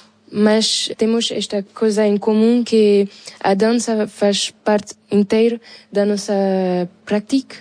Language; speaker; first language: Portuguese; non-native, fluent; French